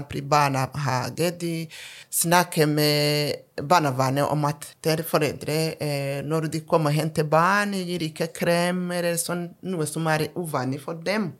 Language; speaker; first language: Norwegian; non-native, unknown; Kinyarwanda